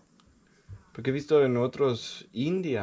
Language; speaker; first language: Spanish; non-native, learner; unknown